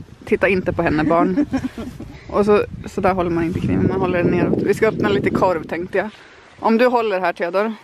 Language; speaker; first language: Swedish; native; Swedish